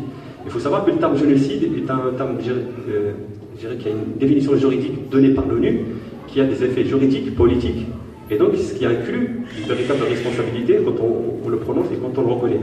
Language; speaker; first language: French; native; French